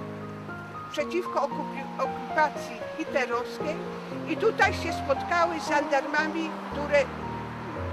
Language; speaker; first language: Polish; early bilingual, heritage; French